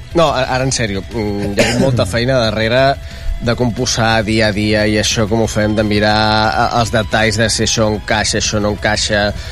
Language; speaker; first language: Catalan; native; Catalan